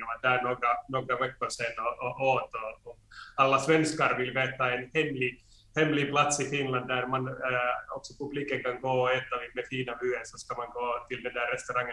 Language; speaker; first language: Swedish; non-native, fluent; Finnish